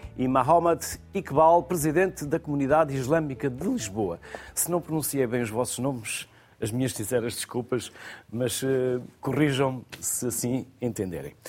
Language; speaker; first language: Portuguese; native; Portuguese